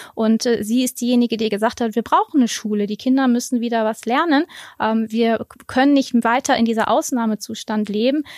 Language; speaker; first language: German; native; German